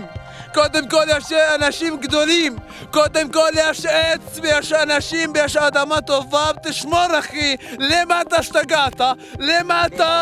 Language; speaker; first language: Hebrew; non-native, learner; Arabic